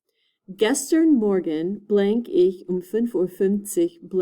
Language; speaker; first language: German; non-native, fluent; English